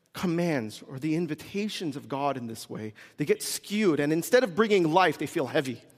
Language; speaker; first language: English; early bilingual, other home language; Korean